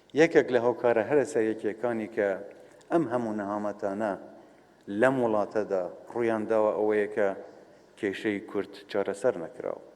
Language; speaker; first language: Central Kurdish; non-native, local second language; Kurdish